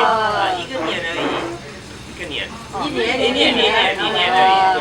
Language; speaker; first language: Chinese; non-native, learner; English